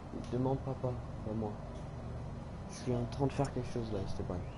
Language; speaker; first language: French; early bilingual, heritage; French